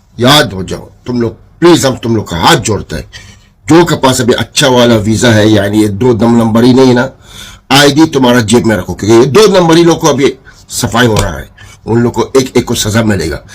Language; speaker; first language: Hindi; non-native, fluent; Arabic